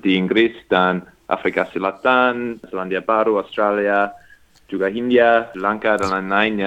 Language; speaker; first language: Indonesian; non-native, fluent; English